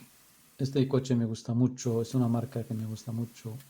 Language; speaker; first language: Spanish; non-native, fluent; Arabic